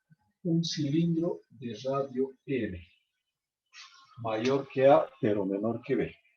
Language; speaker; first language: Spanish; native; Spanish